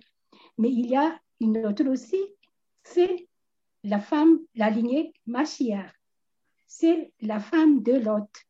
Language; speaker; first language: French; non-native, local second language; Malagasy